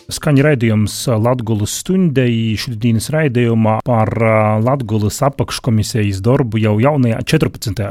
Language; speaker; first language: Latvian; native; Latvian